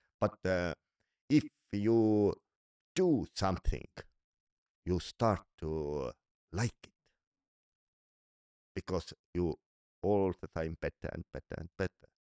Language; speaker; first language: English; non-native, learner; Estonian